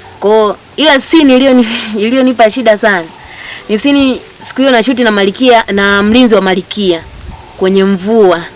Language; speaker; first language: Swahili; native; Swahili